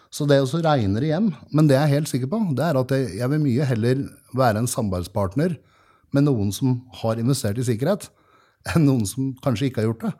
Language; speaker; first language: Norwegian; native; Norwegian